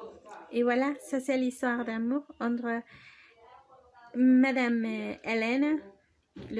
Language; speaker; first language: French; non-native, learner; Spanish